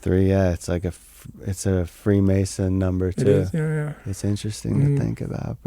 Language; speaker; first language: English; native; English